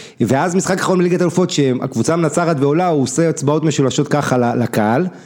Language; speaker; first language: Hebrew; native; Hebrew